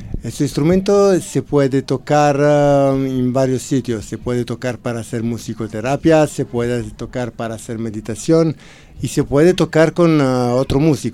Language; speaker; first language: Spanish; non-native, fluent; Italian